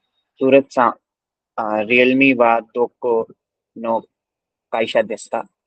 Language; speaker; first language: Japanese; non-native, learner; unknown